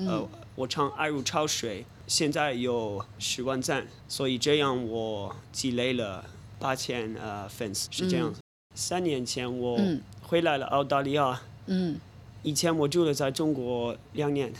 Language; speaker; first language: Chinese; non-native, fluent; English